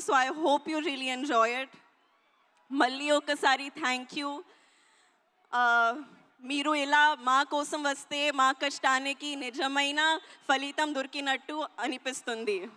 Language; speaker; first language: Telugu; non-native, learner; Hindi